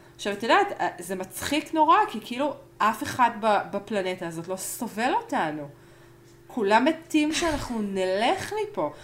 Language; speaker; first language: Hebrew; early bilingual, other home language; Spanish